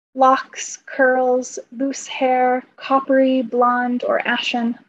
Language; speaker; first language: English; native; English